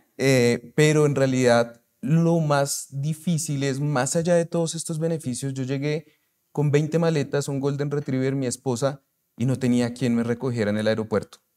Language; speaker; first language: Spanish; native; Spanish